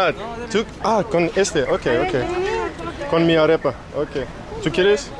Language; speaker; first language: Spanish; non-native, learner; English